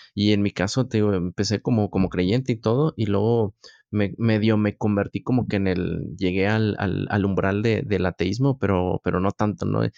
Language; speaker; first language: Spanish; native; Spanish